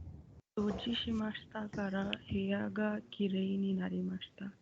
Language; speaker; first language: Japanese; non-native, learner; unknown